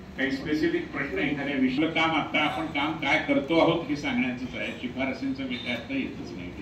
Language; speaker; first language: Marathi; native; Marathi